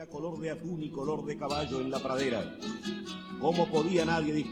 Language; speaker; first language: Spanish; native; Spanish